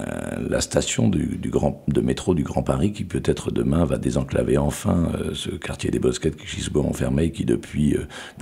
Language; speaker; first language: French; native; French